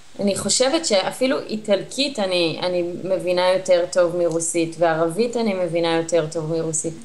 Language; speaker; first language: Hebrew; native; Hebrew